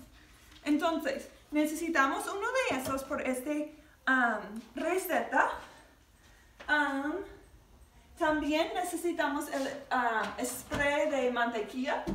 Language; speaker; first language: Spanish; non-native, learner; English